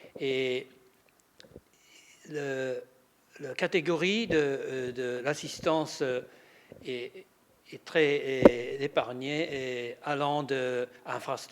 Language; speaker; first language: French; non-native, learner; Japanese